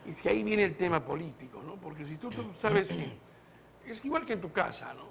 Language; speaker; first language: Spanish; native; Spanish